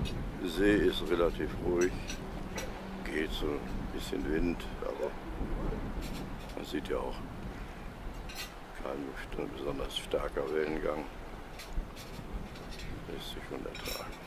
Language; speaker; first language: German; native; German